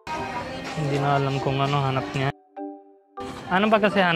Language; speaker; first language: Filipino; non-native, learner; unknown